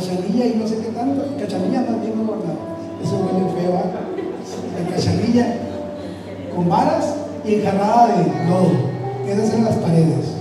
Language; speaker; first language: Spanish; native; Spanish